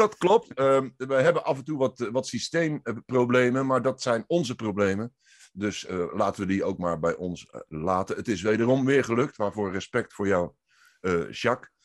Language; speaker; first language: Dutch; native; Dutch